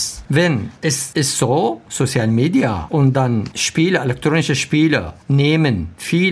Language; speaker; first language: German; non-native, learner; Arabic